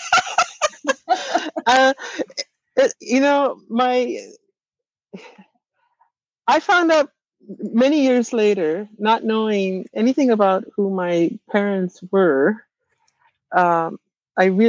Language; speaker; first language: English; non-native, fluent; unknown